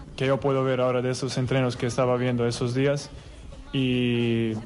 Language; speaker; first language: Spanish; non-native, fluent; Croatian